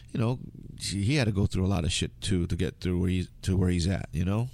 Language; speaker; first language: English; native; English